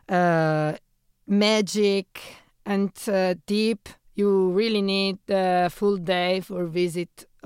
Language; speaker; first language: English; non-native, fluent; Italian